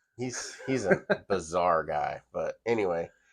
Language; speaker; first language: English; native; English